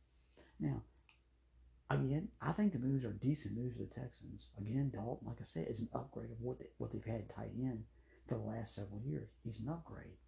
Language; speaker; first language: English; native; English